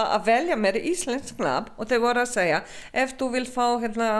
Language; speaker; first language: Icelandic; non-native, learner; Slovenian